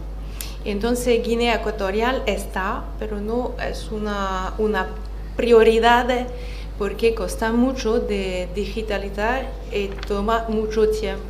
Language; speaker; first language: Spanish; non-native, fluent; French